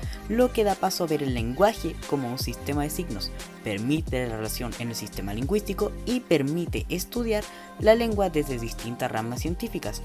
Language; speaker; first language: Spanish; native; Spanish